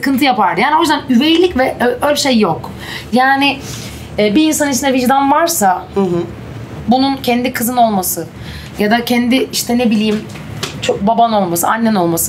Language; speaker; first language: Turkish; native; Turkish